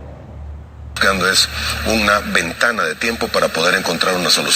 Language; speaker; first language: Spanish; native; Spanish